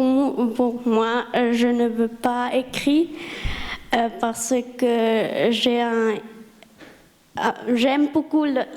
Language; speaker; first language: French; non-native, learner; German